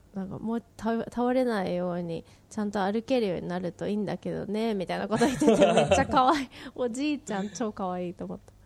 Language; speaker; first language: Japanese; native; Japanese